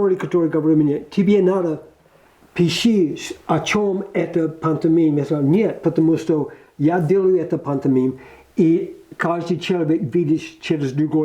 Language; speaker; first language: Russian; non-native, learner; English